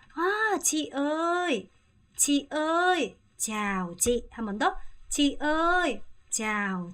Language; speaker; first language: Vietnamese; non-native, fluent; Korean